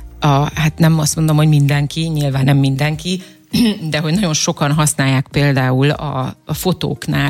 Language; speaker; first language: Hungarian; native; Hungarian